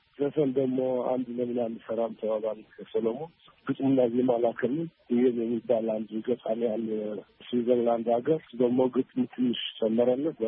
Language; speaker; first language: Amharic; non-native, local second language; Tigrinya